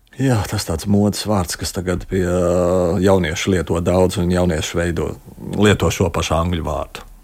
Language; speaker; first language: Latvian; native; Latvian